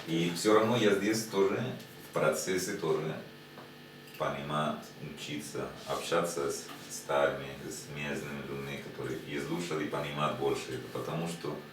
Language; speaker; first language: Russian; non-native, learner; Spanish